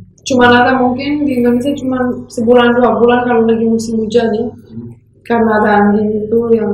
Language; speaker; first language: Indonesian; non-native, fluent; Romanian